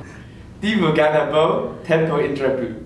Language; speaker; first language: Danish; non-native, learner; English